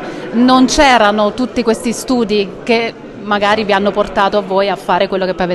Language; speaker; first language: Italian; native; Italian